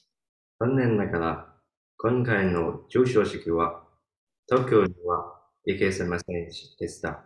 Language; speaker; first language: Japanese; non-native, learner; Chinese